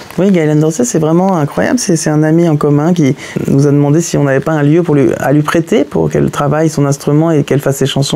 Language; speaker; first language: French; native; French